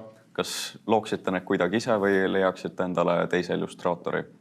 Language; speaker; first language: Estonian; native; Estonian